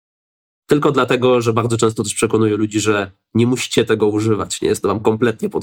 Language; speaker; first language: Polish; native; Polish